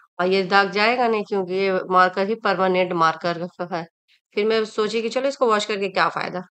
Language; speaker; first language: Hindi; native; Hindi